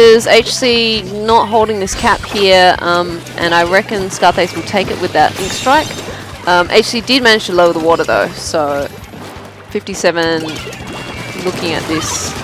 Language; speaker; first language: English; native; English